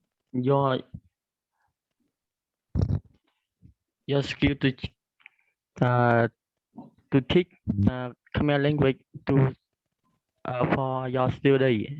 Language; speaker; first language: English; non-native, learner; Khmer